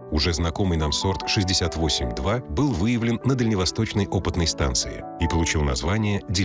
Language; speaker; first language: Russian; native; Russian